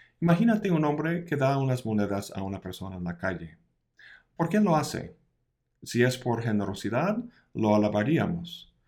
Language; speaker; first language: Spanish; non-native, fluent; English